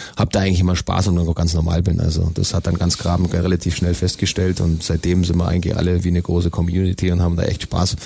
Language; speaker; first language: German; native; German